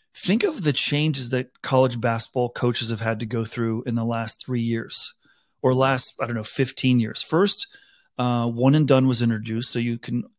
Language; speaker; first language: English; native; English